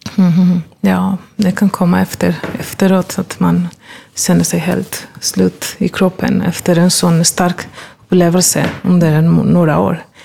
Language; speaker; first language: Swedish; non-native, fluent; Spanish